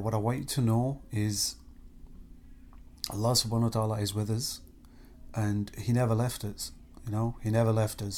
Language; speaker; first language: English; native; English